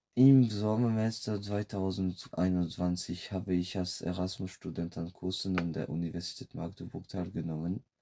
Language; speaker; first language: German; non-native, fluent; French